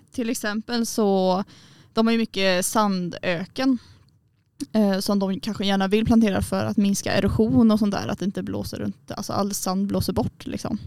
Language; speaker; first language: Swedish; native; Swedish